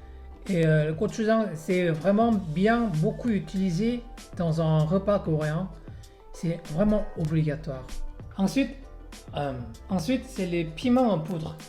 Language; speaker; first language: French; non-native, learner; Korean